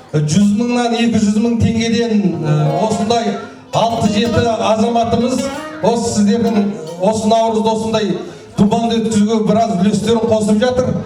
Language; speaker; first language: Kazakh; native; Kazakh